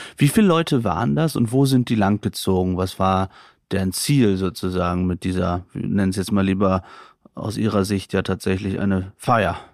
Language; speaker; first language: German; native; German